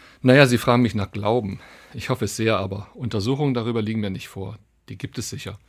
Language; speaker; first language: German; native; German